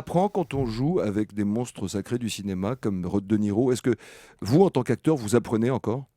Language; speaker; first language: French; native; French